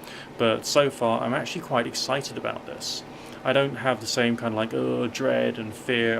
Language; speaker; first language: English; native; English